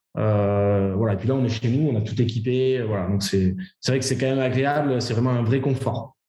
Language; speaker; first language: French; native; French